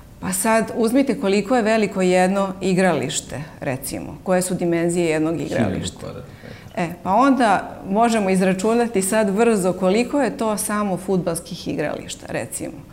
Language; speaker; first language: Serbian; native; Serbian